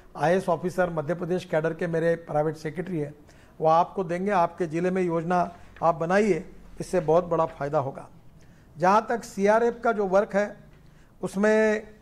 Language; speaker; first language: Hindi; non-native, local second language; Marathi